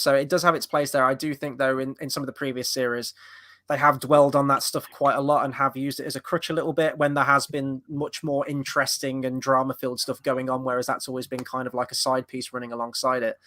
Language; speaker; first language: English; native; English